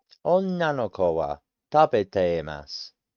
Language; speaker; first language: Japanese; non-native, learner; English